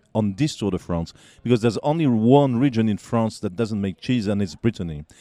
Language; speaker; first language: English; non-native, fluent; French